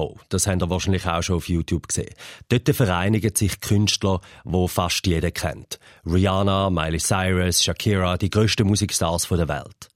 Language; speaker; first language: German; native; German